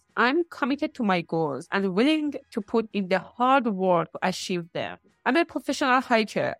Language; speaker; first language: English; non-native, fluent; Persian